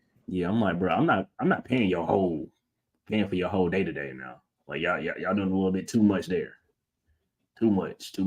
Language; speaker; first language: English; native; English